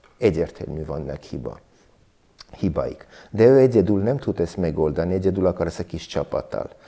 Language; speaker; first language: Hungarian; non-native, learner; Armenian